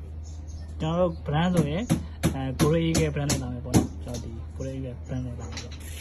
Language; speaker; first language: Burmese; native; Burmese